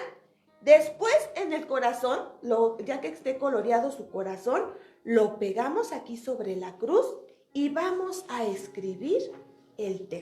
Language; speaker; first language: Spanish; native; Spanish